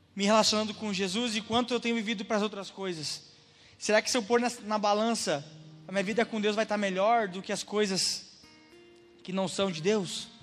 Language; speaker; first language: Portuguese; native; Portuguese